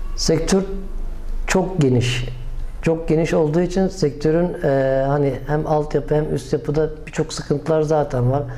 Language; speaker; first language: Turkish; native; Turkish